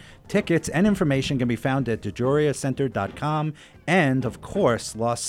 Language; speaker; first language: English; native; English